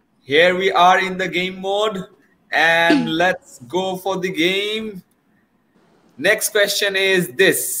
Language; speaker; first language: English; non-native, local second language; Bangla